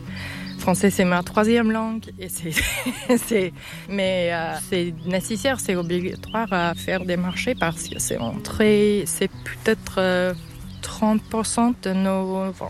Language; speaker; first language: French; non-native, learner; English